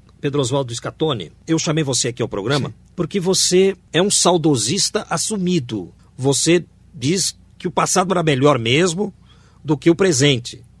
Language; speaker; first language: Portuguese; native; Portuguese